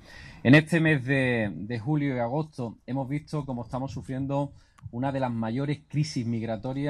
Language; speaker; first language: Spanish; native; Spanish